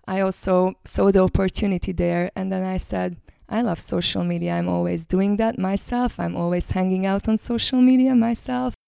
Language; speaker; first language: English; non-native, fluent; Hungarian